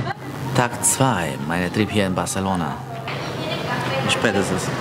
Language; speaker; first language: German; non-native, fluent; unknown